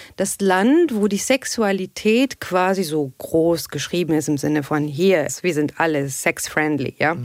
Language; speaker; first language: German; non-native, fluent; Arabic